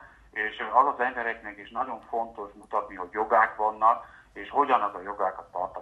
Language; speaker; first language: Hungarian; early bilingual, heritage; Hungarian